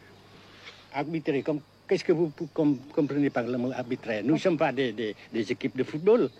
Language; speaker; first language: French; non-native, fluent; Vietnamese